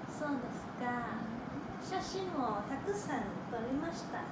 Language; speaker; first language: Japanese; non-native, learner; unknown